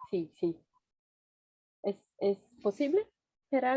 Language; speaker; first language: Spanish; non-native, fluent; Portuguese